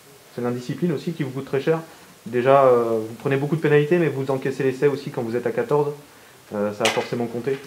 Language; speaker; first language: French; native; French